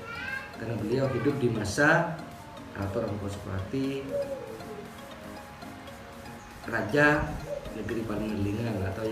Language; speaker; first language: Indonesian; non-native, local second language; Madurese